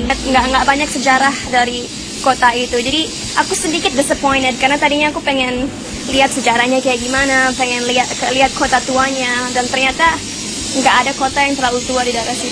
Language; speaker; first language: Indonesian; non-native, local second language; English